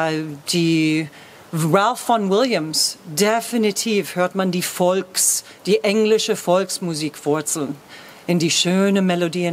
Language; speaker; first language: German; non-native, fluent; English